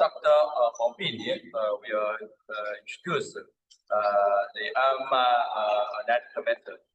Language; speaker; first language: English; non-native, learner; Chinese